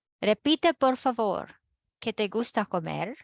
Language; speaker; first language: Spanish; non-native, fluent; Filipino